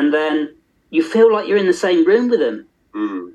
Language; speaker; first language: English; native; English